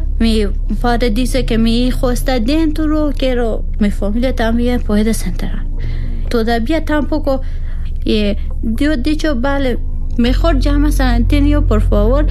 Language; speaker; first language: Spanish; non-native, learner; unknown